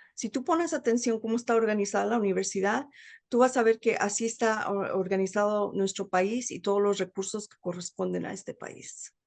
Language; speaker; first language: Spanish; early bilingual, heritage; Spanish